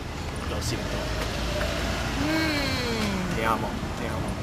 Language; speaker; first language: Spanish; non-native, learner; English